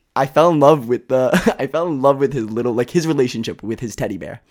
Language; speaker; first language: English; native; English